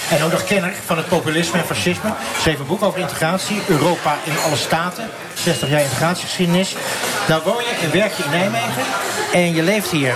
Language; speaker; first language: Dutch; native; Dutch